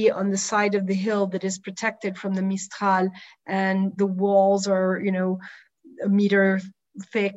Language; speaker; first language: English; native; English